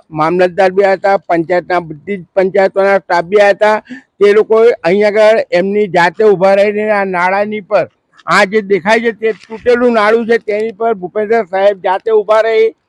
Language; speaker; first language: Gujarati; native; Gujarati